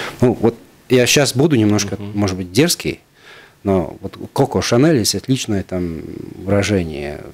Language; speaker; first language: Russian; non-native, local second language; Latvian